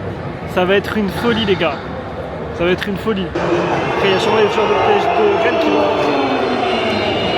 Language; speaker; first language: French; native; French